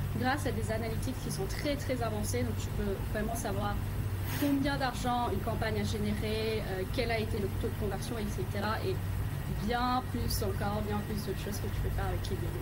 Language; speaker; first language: French; non-native, fluent; Vietnamese